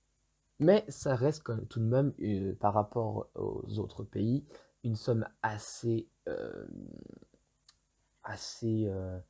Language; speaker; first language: French; native; French